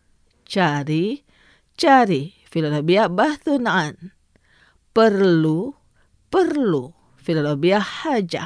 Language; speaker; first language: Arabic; non-native, fluent; Indonesian